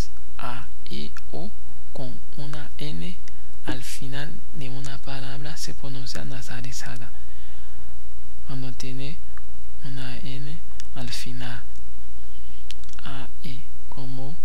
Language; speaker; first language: Spanish; non-native, fluent; Haitian Creole